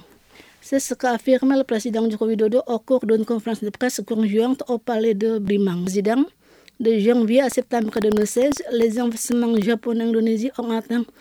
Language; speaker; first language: French; non-native, fluent; Indonesian